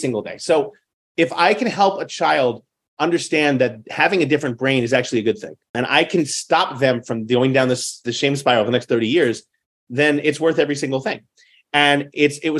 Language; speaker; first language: English; native; English